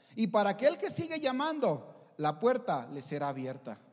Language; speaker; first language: Spanish; native; Spanish